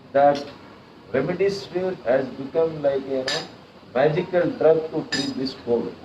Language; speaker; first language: English; non-native, local second language; Kannada